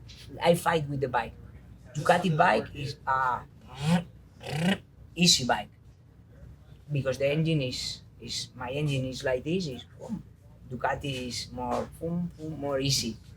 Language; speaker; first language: English; non-native, learner; Spanish